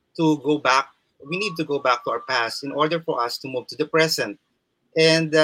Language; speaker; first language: English; non-native, local second language; Waray